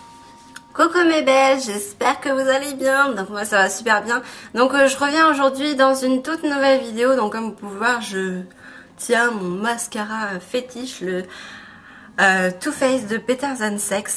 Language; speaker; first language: French; native; French